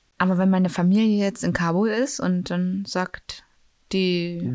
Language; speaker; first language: German; native; German